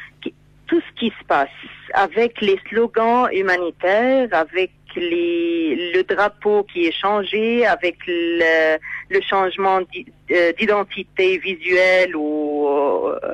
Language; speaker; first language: French; non-native, fluent; Arabic